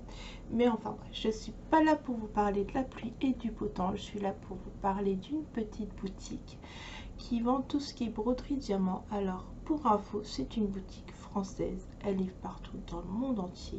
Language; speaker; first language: French; native; French